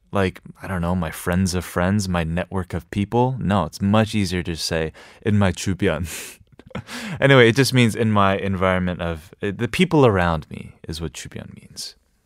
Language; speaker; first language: English; native; English